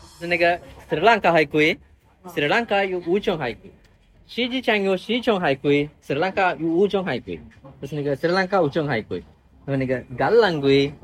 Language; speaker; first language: Chinese; non-native, learner; Sinhala